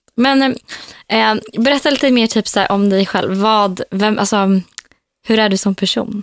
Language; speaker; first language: Swedish; native; Swedish